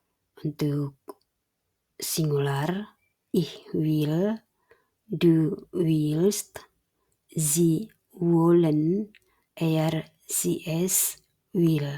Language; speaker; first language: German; non-native, fluent; Indonesian